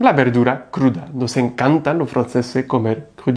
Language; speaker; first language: Spanish; non-native, fluent; French